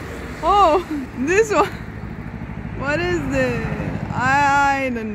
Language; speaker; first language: English; non-native, fluent; French